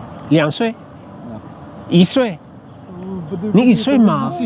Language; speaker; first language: Chinese; non-native, fluent; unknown